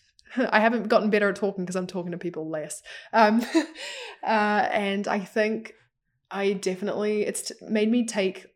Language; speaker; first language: English; native; English